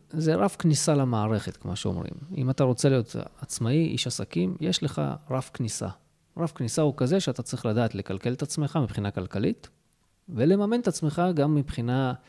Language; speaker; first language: Hebrew; early bilingual, other home language; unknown